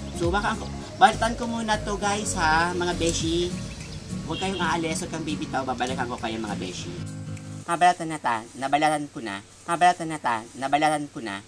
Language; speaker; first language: Filipino; non-native, local second language; Bikol